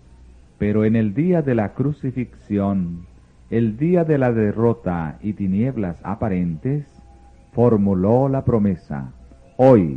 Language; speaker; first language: Spanish; native; Spanish